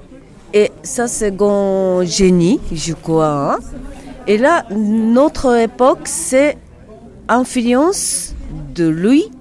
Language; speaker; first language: French; non-native, learner; Japanese